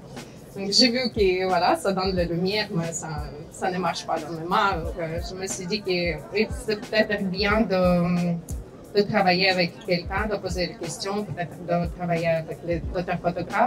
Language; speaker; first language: French; non-native, fluent; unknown